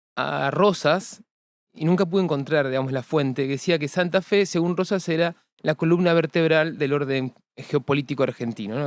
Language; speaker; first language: Spanish; native; Spanish